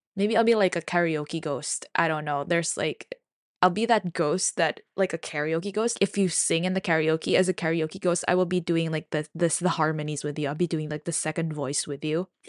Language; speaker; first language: English; non-native, local second language; Filipino